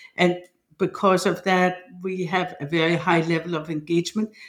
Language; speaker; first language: English; non-native, fluent; Danish